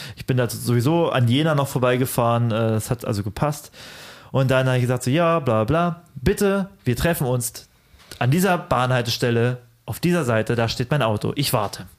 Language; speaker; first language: German; early bilingual, other home language; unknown